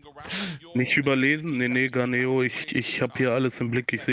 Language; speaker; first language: German; native; German